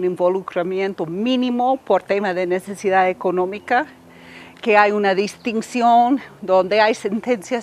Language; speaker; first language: Spanish; native; Spanish